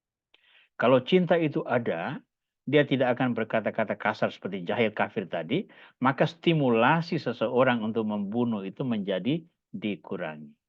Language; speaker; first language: Indonesian; native; Indonesian